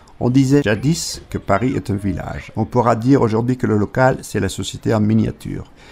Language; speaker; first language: French; native; French